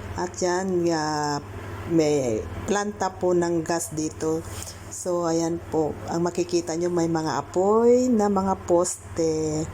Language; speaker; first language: Filipino; native; Filipino